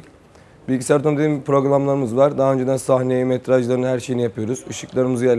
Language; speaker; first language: Turkish; native; Turkish